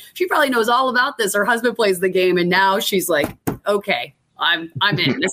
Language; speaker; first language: English; native; English